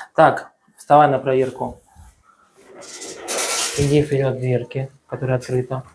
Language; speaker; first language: Russian; native; Russian